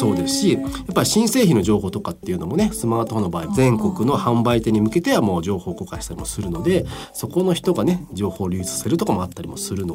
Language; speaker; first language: Japanese; native; Japanese